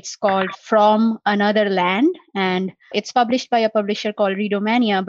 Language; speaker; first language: English; non-native, local second language; Bangla